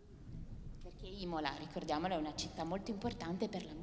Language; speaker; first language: Italian; native; Italian